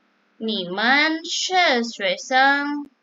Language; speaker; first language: Chinese; non-native, fluent; Indonesian